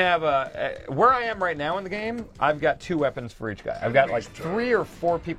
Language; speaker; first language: English; native; English